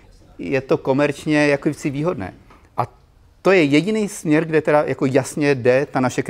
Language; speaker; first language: Czech; native; Czech